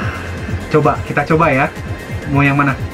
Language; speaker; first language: Indonesian; native; Indonesian